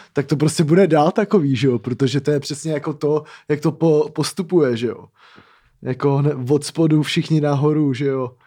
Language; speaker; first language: Czech; native; Czech